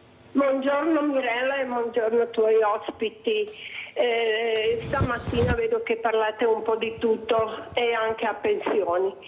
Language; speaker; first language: Italian; non-native, fluent; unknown